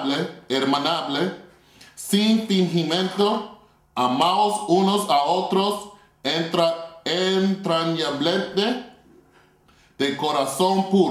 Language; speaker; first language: Spanish; non-native, fluent; English